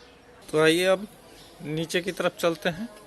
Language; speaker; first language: Hindi; native; Hindi